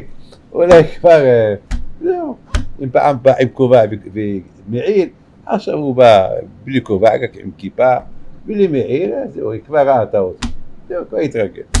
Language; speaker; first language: Hebrew; non-native, fluent; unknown